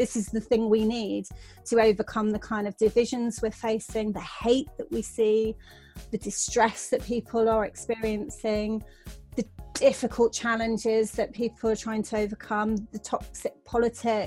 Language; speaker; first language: English; native; English